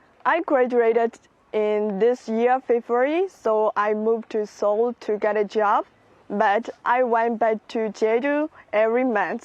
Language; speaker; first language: English; non-native, fluent; Burmese